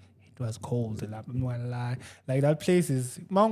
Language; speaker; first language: English; non-native, local second language; Zulu